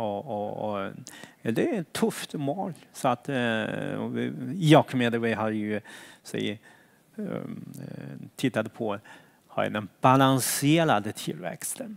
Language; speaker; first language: Swedish; non-native, fluent; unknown